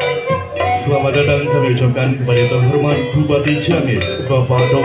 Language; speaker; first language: Indonesian; native; Indonesian